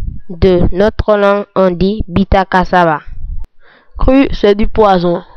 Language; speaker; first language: French; non-native, local second language; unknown